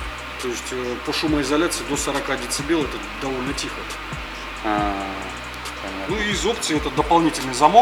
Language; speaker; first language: Russian; native; Russian